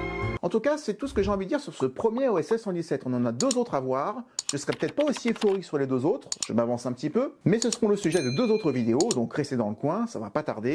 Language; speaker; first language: French; native; French